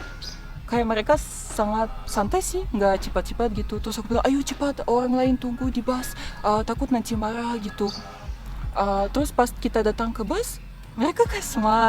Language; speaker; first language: Indonesian; non-native, fluent; Russian